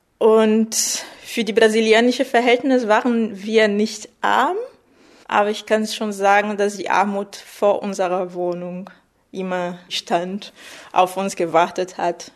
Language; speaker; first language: German; non-native, fluent; Portuguese